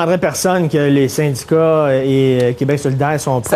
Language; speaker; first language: French; native; French